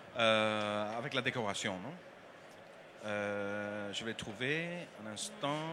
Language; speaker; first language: French; non-native, learner; Dutch